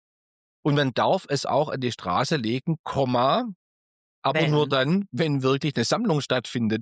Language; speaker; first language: German; native; German